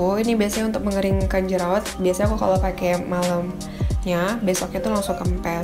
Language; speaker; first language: Indonesian; native; Indonesian